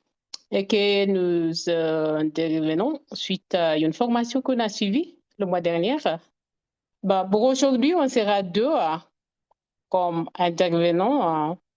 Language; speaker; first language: French; non-native, fluent; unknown